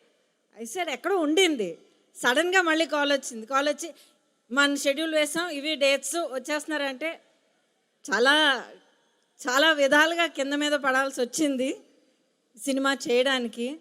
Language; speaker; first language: Telugu; native; Telugu